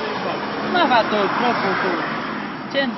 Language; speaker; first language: Italian; non-native, learner; Romanian